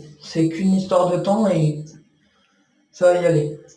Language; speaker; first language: French; native; French